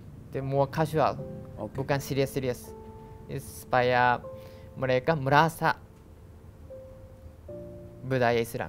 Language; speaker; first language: Indonesian; non-native, learner; Japanese